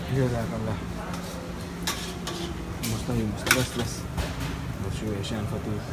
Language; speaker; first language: Arabic; non-native, learner; Urdu